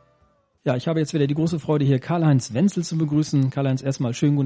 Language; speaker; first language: German; native; German